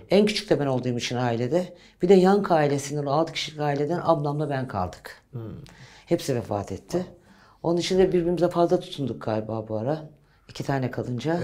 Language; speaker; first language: Turkish; native; Turkish